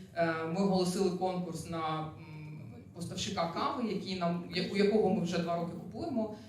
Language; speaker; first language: Ukrainian; non-native, local second language; Russian